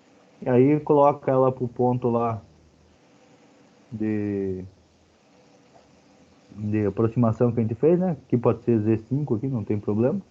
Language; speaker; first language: Portuguese; native; Portuguese